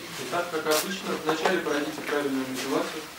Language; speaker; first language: Russian; native; Russian